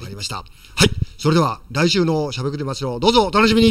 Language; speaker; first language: Japanese; native; Japanese